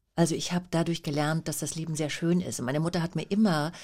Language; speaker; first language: German; native; German